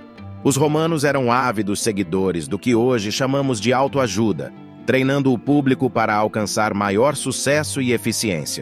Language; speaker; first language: Portuguese; native; Portuguese